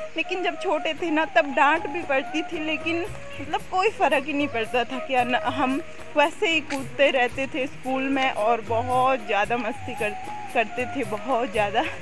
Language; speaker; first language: Hindi; native; Hindi